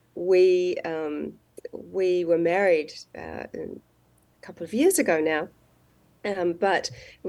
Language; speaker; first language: English; native; English